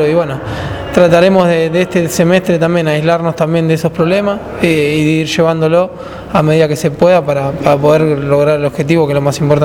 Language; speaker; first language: Spanish; native; Spanish